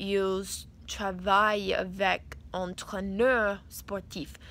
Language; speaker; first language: French; non-native, learner; English